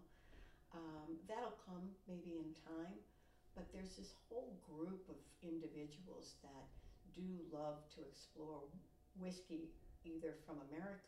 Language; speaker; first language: English; native; English